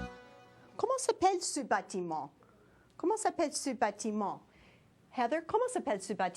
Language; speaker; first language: French; non-native, fluent; English